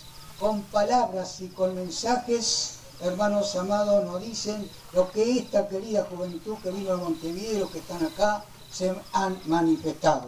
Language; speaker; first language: Spanish; native; Spanish